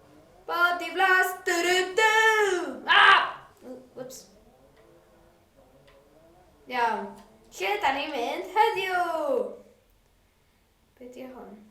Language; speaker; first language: Welsh; non-native, local second language; English